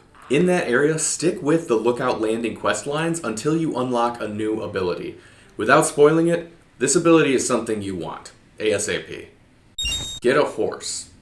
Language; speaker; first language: English; native; English